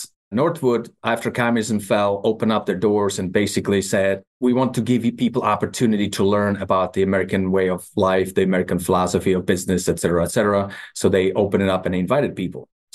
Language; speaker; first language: English; non-native, fluent; Czech